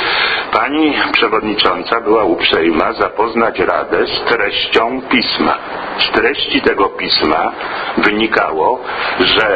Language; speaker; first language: Polish; native; Polish